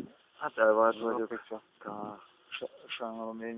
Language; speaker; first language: Hungarian; non-native, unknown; German